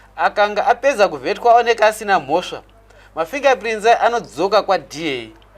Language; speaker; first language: Shona; native; Shona